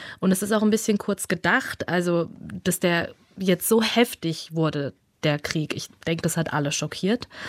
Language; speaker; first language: German; early bilingual, other home language; Russian